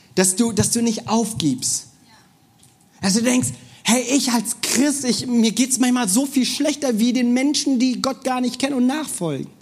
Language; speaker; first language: German; non-native, fluent; Korean